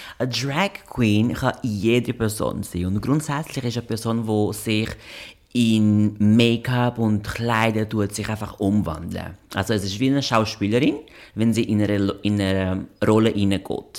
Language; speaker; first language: German; non-native, fluent; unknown